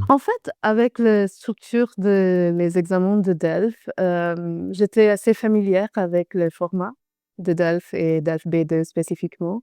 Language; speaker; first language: French; non-native, fluent; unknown